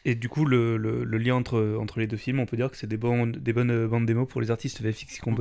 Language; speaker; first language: French; native; French